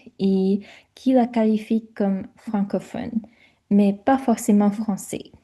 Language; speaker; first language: French; non-native, fluent; English